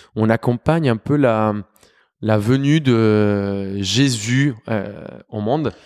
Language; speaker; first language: French; non-native, fluent; Spanish